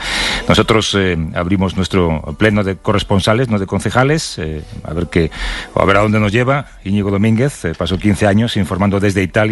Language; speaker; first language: Spanish; native; Spanish